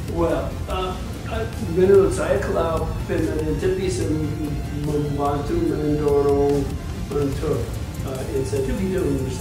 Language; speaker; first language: Indonesian; non-native, fluent; English